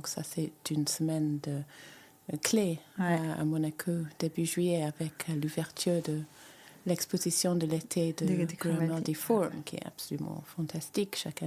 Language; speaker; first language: French; native; French